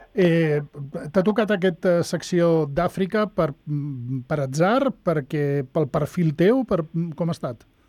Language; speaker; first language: Catalan; native; Catalan